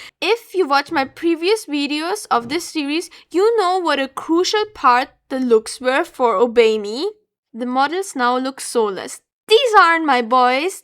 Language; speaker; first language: English; native; English